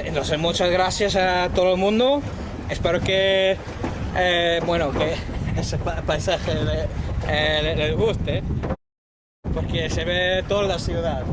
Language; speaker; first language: Spanish; non-native, fluent; English